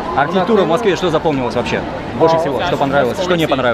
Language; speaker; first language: Russian; native; Russian